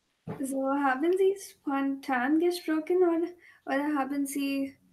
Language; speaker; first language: German; non-native, learner; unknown